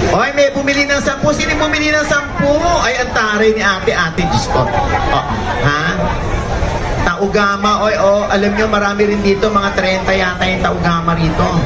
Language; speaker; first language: Filipino; native; Filipino